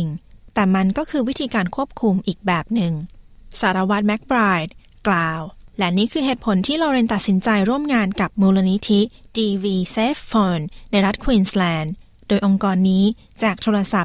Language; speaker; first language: Thai; native; Thai